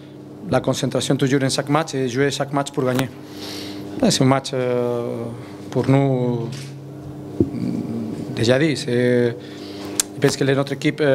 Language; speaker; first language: French; non-native, fluent; Spanish